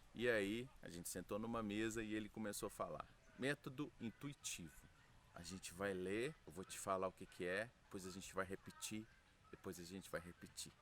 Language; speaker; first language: Portuguese; native; Portuguese